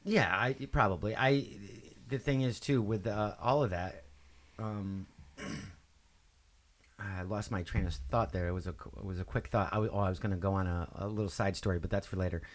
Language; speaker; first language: English; native; English